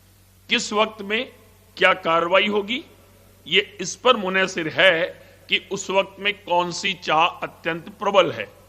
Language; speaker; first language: Hindi; native; Hindi